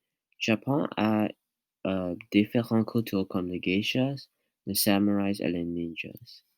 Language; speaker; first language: French; non-native, learner; English